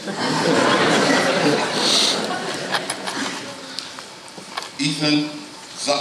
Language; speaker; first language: English; native; English